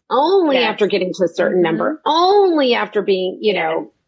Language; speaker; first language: English; native; English